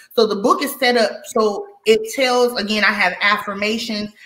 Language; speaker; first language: English; native; English